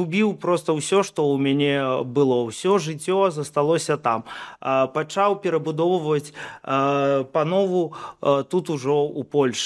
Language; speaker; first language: Belarusian; non-native, local second language; Russian